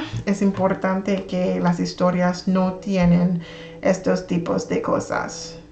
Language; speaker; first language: Spanish; non-native, learner; English